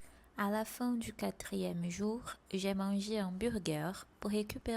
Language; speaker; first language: French; non-native, fluent; Portuguese